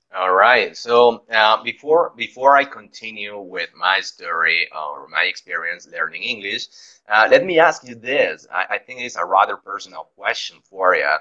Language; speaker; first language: English; non-native, fluent; Spanish